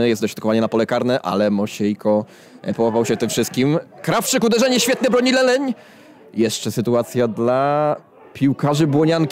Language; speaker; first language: Polish; native; Polish